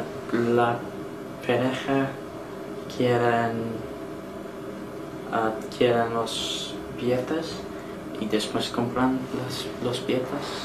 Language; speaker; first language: Spanish; non-native, learner; English